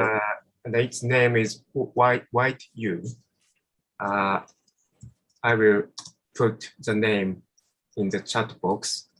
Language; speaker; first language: English; non-native, fluent; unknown